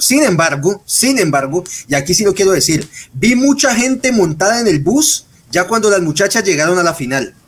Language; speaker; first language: Spanish; native; Spanish